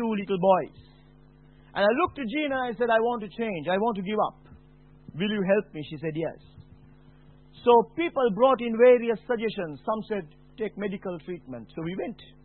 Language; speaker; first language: English; non-native, local second language; Sinhala